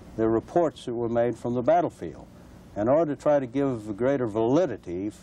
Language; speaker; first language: English; native; English